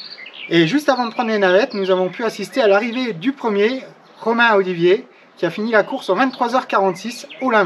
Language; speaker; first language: French; native; French